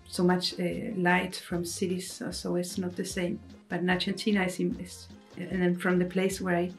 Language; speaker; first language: English; non-native, fluent; Spanish